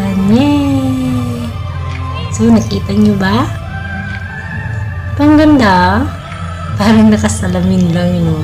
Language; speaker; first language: Filipino; non-native, local second language; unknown